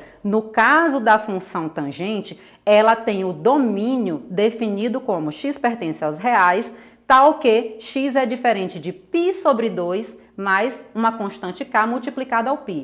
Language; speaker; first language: Portuguese; native; Portuguese